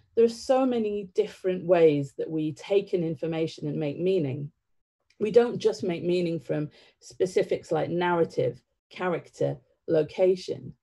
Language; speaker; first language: English; native; English